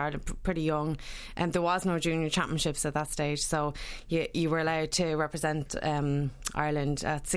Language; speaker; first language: English; native; English